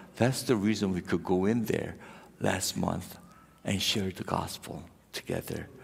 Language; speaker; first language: English; non-native, fluent; Korean